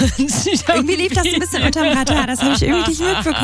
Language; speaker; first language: German; native; German